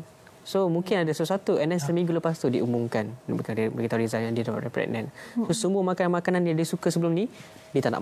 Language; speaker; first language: Malay; native; Malay